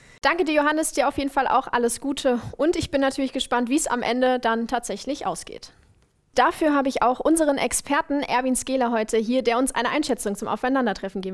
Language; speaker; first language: German; native; German